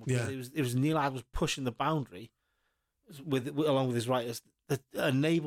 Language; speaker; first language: English; native; English